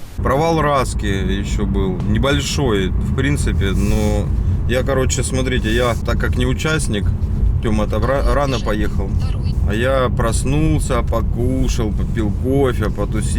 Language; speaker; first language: Russian; native; Russian